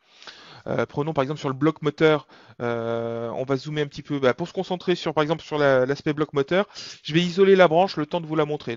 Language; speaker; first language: French; native; French